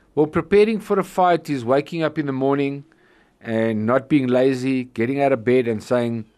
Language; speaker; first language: English; native; English